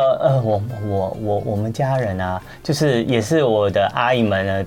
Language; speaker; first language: Chinese; native; Chinese